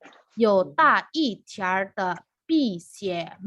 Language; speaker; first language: Chinese; non-native, fluent; Indonesian